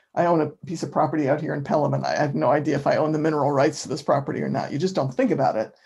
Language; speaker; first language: English; native; English